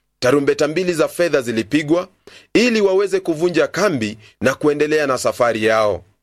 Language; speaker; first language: Swahili; non-native, local second language; Luyia